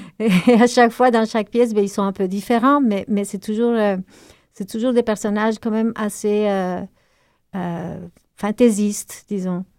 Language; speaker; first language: French; native; French